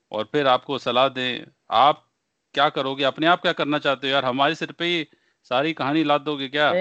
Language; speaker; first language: Hindi; non-native, local second language; Punjabi